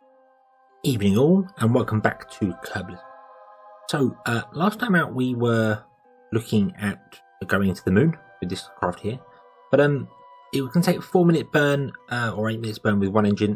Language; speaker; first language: English; native; English